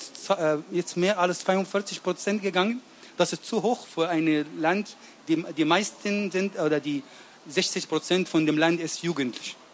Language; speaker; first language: German; non-native, learner; Arabic